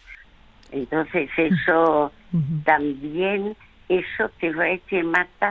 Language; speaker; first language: Spanish; early bilingual, other home language; French